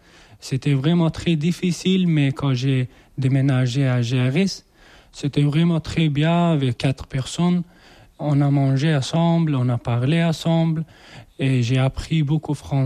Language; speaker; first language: French; non-native, learner; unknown